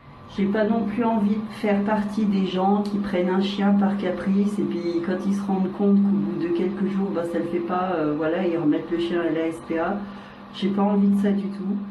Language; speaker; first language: French; native; French